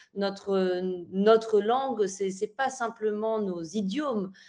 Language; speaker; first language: French; native; French